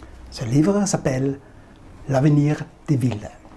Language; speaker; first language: French; non-native, learner; German